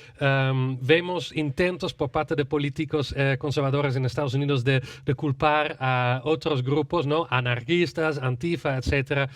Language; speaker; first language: Spanish; non-native, fluent; Dutch